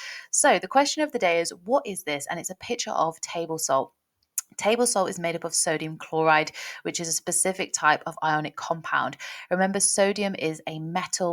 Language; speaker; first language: English; native; English